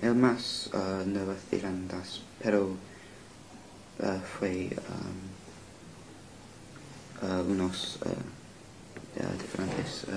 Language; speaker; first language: Spanish; non-native, learner; English